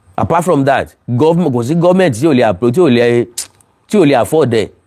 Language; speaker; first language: English; non-native, local second language; Yoruba